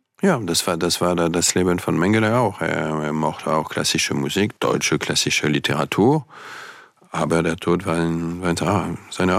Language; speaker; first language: German; non-native, fluent; French